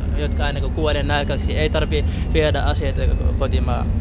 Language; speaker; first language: Finnish; non-native, learner; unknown